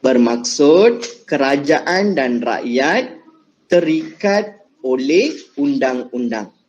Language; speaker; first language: Malay; non-native, local second language; Tamil